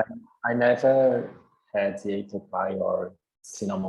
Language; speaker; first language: English; non-native, learner; Portuguese